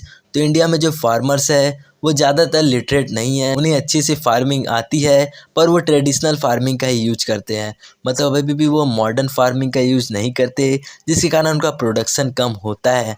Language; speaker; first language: Hindi; native; Hindi